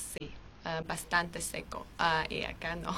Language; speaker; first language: Spanish; non-native, fluent; Armenian